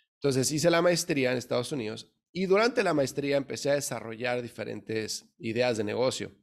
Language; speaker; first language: Spanish; native; Spanish